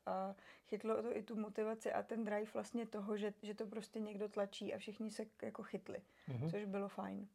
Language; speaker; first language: Czech; native; Czech